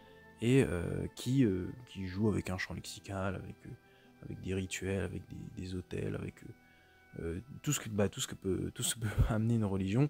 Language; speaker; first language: French; native; French